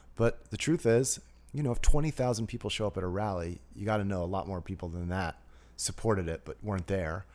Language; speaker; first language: English; native; English